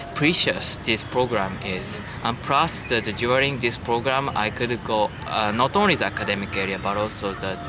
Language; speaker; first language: English; non-native, learner; Japanese